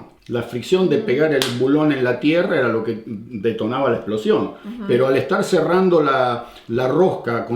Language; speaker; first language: Spanish; native; Spanish